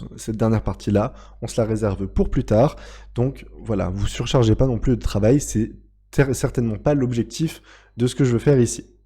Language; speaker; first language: French; native; French